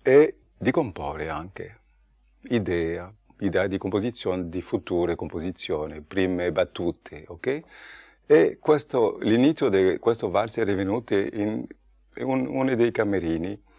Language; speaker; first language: Italian; non-native, fluent; French